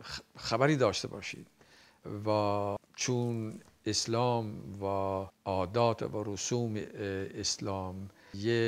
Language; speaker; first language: Persian; non-native, fluent; Dutch